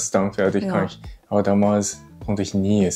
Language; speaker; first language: German; non-native, learner; Japanese